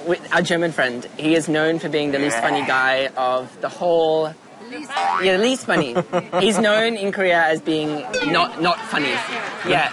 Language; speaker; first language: English; native; English